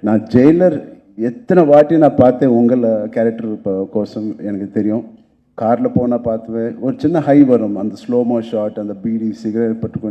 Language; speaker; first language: Tamil; non-native, local second language; Telugu